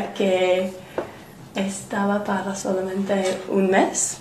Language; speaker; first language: Spanish; non-native, learner; English